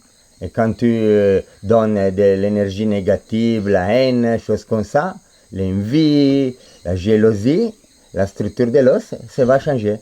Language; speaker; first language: French; non-native, fluent; Spanish